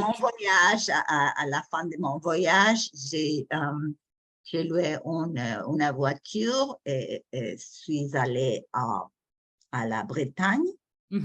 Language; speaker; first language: French; non-native, learner; English